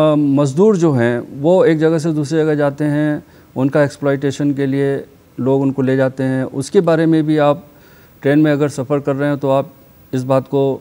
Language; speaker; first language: Hindi; native; Hindi